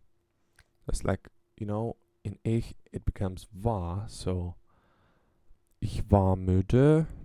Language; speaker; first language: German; non-native, learner; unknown